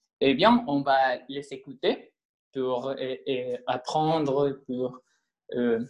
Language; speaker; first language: French; non-native, learner; Spanish